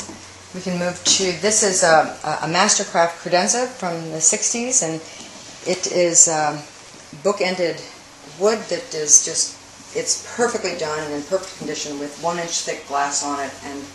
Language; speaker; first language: English; native; English